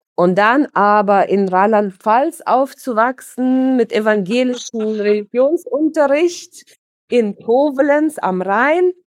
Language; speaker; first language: German; early bilingual, other home language; Russian